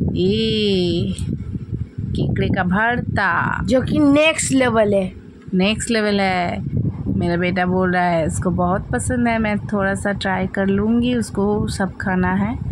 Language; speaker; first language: Hindi; non-native, local second language; Bangla